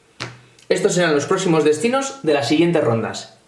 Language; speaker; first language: Spanish; native; Spanish